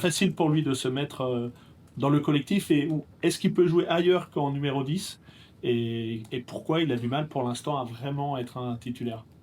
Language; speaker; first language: French; native; French